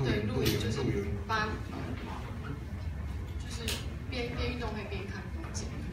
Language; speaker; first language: Chinese; native; Chinese